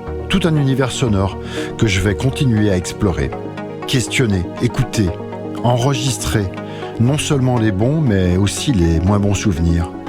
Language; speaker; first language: French; native; French